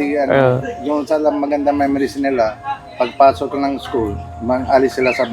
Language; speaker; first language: Filipino; non-native, learner; Punjabi